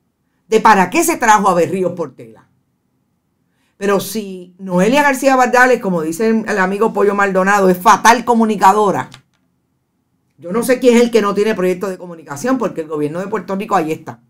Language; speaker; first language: Spanish; native; Spanish